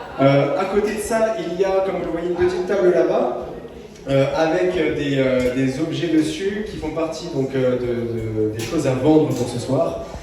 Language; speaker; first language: French; native; French